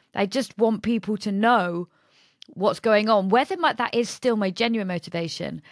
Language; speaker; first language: English; native; English